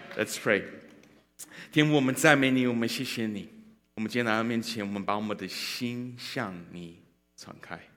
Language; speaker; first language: Chinese; early bilingual, heritage; Chinese